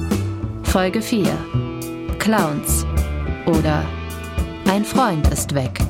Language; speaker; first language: German; native; German